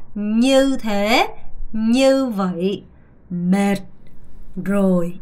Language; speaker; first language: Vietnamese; non-native, fluent; Korean